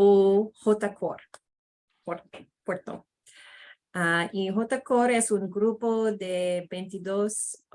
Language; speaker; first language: Spanish; non-native, fluent; English